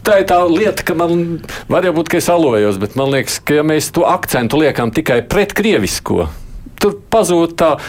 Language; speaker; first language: Latvian; native; Latvian